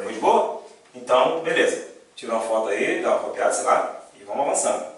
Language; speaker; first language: Portuguese; native; Portuguese